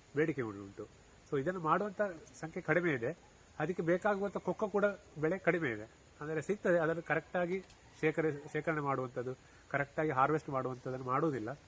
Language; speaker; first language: Kannada; native; Kannada